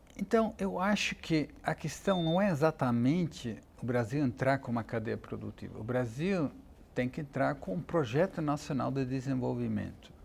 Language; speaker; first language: Portuguese; non-native, fluent; Dutch